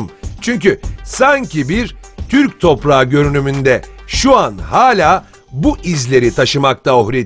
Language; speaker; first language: Turkish; native; Turkish